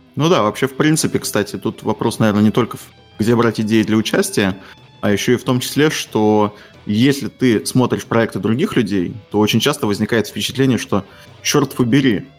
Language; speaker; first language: Russian; native; Russian